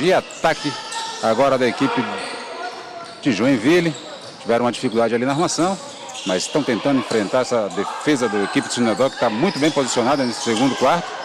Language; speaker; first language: Portuguese; native; Portuguese